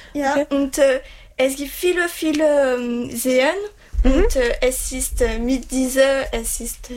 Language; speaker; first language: German; non-native, learner; French